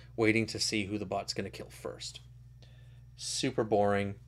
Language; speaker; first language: English; native; English